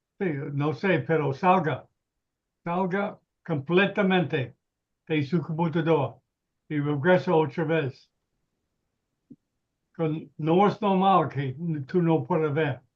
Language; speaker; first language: Spanish; non-native, learner; English